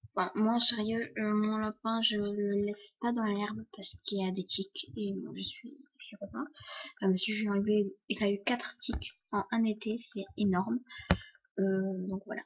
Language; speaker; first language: French; early bilingual, other home language; Polish